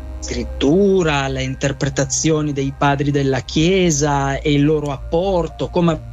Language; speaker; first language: Italian; native; Italian